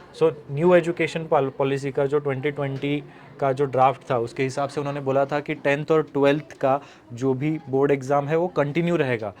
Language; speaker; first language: Hindi; non-native, local second language; Marathi